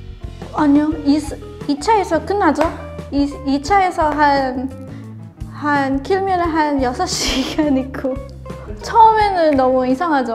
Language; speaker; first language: Korean; non-native, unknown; Filipino